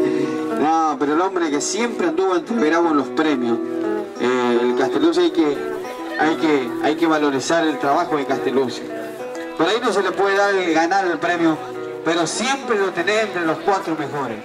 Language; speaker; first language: Spanish; native; Spanish